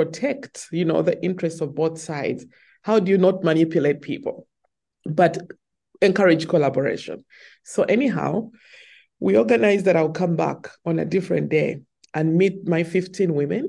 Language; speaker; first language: English; non-native, local second language; Ganda